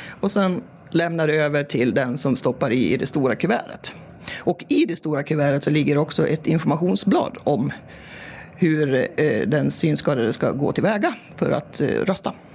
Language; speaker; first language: Swedish; native; Swedish